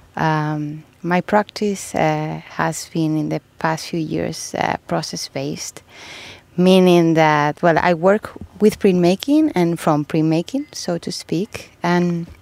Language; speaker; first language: English; non-native, fluent; Spanish